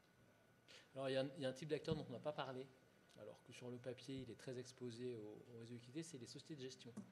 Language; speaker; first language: French; native; French